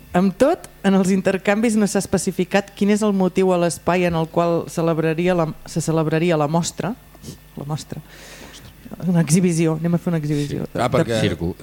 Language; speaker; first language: Catalan; native; Catalan